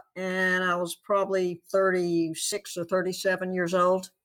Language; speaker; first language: English; native; English